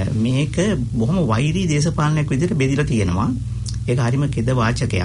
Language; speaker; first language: Sinhala; native; Sinhala